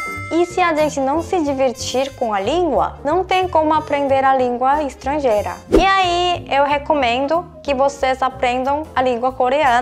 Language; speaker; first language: Portuguese; non-native, fluent; Korean